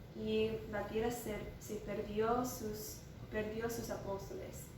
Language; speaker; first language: Spanish; non-native, fluent; English